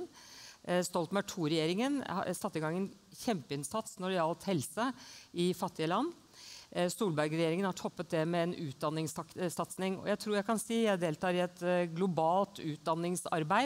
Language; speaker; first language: Norwegian; native; Norwegian